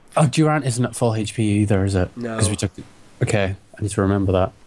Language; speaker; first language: English; native; English